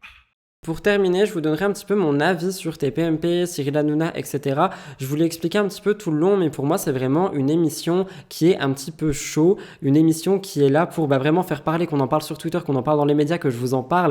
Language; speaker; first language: French; native; French